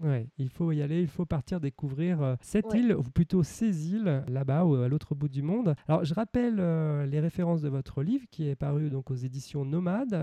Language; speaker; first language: French; native; French